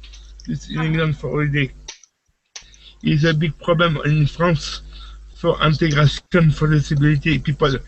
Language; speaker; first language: English; non-native, learner; French